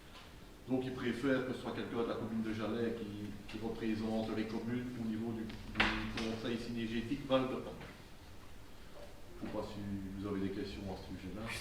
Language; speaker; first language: French; native; French